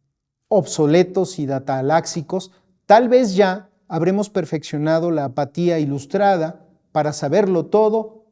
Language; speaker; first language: Spanish; native; Spanish